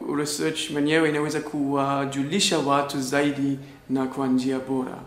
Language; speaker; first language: Swahili; non-native, fluent; German